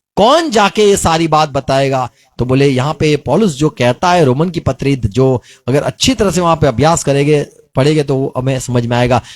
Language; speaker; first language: Hindi; non-native, local second language; Gujarati